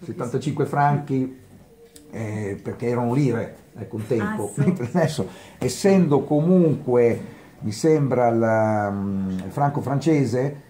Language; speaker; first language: Italian; native; Italian